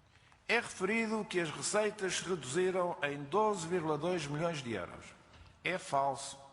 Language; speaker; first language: Portuguese; native; Portuguese